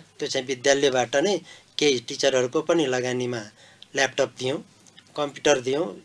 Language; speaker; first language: Nepali; non-native, local second language; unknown